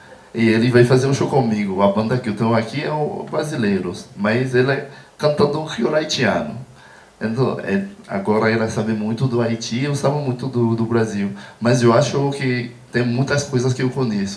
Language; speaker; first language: Portuguese; non-native, learner; Haitian Creole